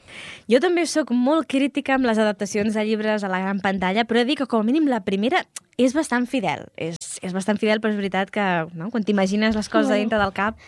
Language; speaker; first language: Catalan; native; Catalan